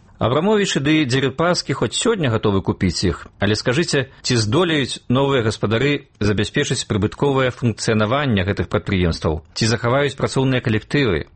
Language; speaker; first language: Belarusian; native; Belarusian